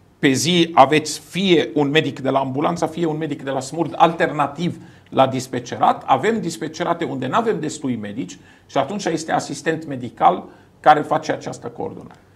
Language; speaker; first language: Romanian; non-native, fluent; Arabic